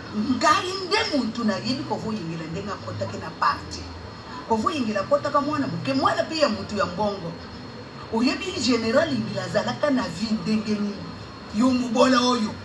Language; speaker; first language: Lingala; non-native, local second language; Luba-Lulua